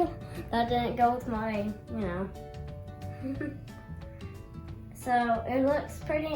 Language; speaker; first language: English; native; English